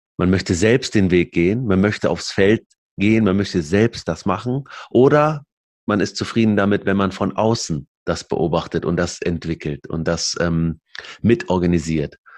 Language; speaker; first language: German; early bilingual, other home language; Arabic